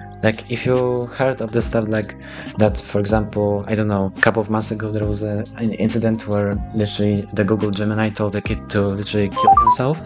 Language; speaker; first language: English; non-native, fluent; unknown